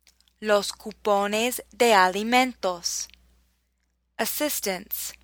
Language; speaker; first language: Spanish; non-native, fluent; English